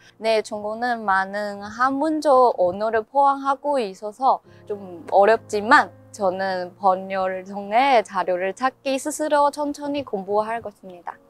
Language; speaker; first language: Korean; non-native, fluent; Chinese